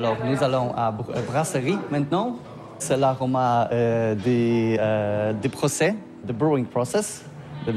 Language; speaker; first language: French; non-native, learner; Polish